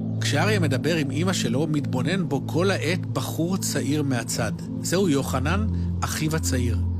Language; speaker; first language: Hebrew; native; Hebrew